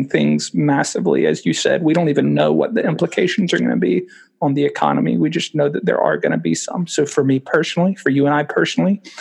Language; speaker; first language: English; native; English